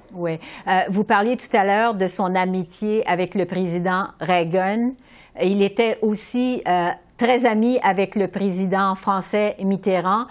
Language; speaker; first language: French; native; French